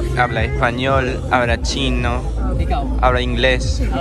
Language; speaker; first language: Spanish; non-native, learner; Filipino